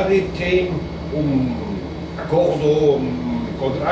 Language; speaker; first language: Portuguese; non-native, fluent; German